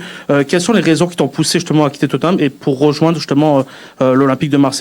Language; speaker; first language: French; native; French